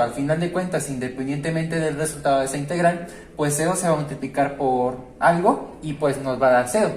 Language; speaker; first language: Spanish; native; Spanish